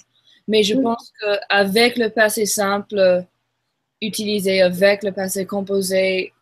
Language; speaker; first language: French; non-native, learner; English